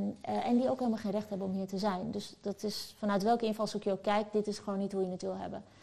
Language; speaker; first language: Dutch; early bilingual, other home language; Turkish